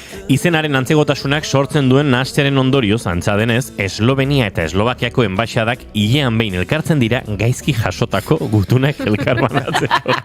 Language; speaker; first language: Basque; native; Basque